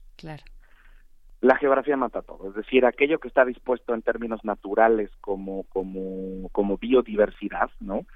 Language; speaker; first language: Spanish; native; Spanish